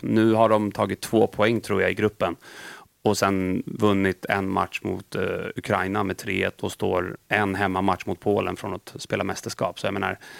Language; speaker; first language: Swedish; native; Swedish